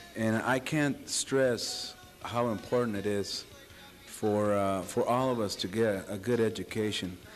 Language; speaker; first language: English; early bilingual, other home language; Spanish